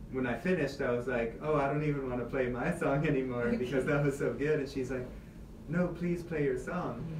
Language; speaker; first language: English; native; English